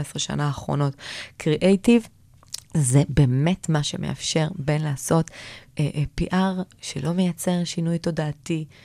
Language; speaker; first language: Hebrew; native; Hebrew